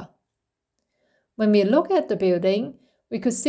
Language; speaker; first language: English; non-native, local second language; Cantonese